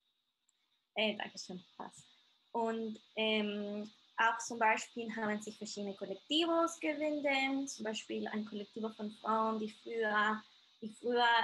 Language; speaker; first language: German; non-native, fluent; Spanish